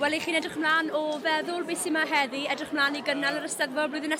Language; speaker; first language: Welsh; native; Welsh